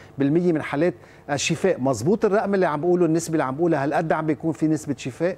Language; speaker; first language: Arabic; native; Arabic